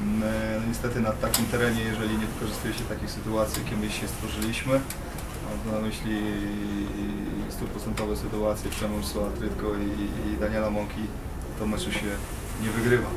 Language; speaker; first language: Polish; native; Polish